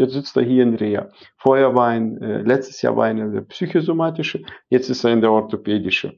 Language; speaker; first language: German; non-native, fluent; Arabic